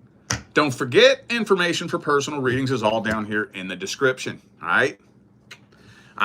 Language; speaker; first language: English; native; English